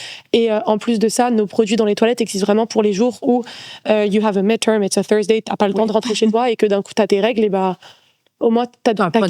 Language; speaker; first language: French; native; French